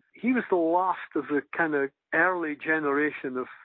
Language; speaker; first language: English; native; English